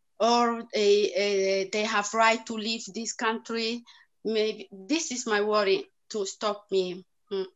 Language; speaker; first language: English; non-native, learner; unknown